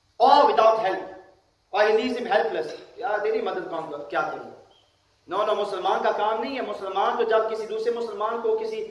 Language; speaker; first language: Urdu; early bilingual, other home language; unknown